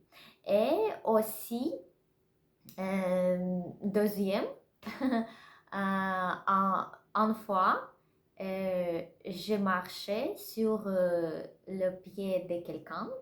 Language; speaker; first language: French; non-native, learner; Russian